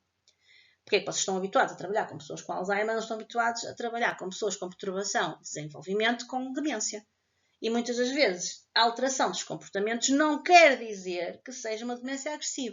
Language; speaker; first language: Portuguese; native; Portuguese